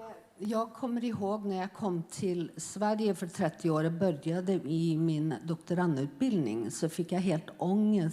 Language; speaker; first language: Swedish; non-native, fluent; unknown